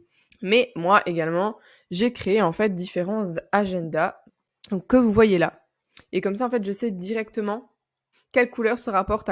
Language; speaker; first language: French; native; French